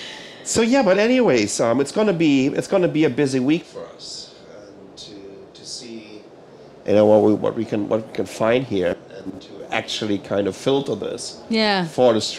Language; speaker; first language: English; non-native, fluent; German